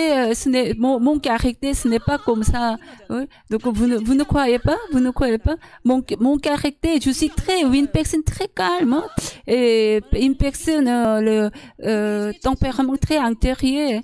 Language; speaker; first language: French; non-native, learner; Korean